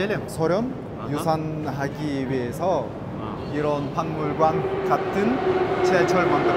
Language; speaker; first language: Korean; non-native, learner; Russian